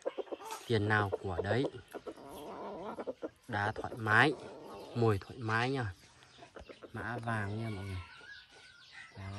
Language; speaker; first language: Vietnamese; non-native, local second language; Hmong